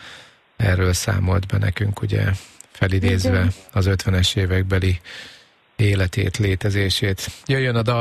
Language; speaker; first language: Hungarian; native; Hungarian